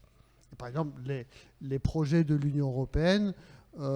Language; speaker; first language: French; native; French